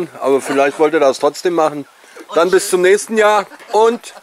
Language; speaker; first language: German; native; German